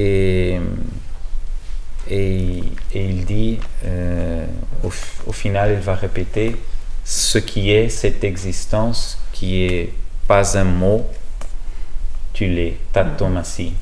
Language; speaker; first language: French; non-native, learner; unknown